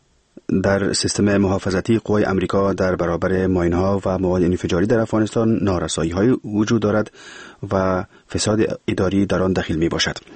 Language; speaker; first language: Persian; native; Persian